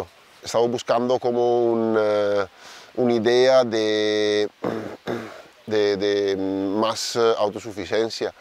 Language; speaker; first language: Spanish; non-native, learner; Italian